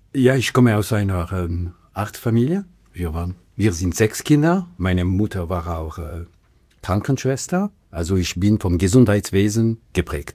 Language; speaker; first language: German; non-native, local second language; French